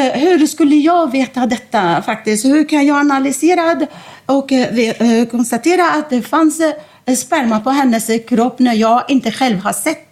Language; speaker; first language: Swedish; non-native, fluent; Arabic